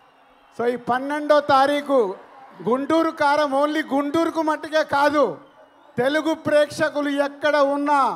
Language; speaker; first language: Telugu; native; Telugu